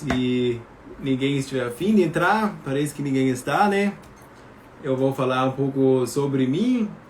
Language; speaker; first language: Portuguese; non-native, fluent; German